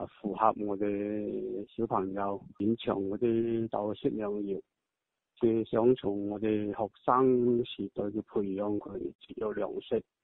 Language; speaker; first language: Cantonese; non-native, local second language; Hakka Chinese